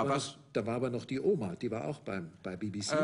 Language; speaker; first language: German; native; German